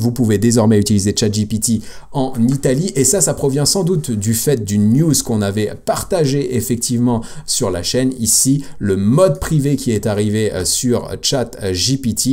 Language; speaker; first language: French; native; French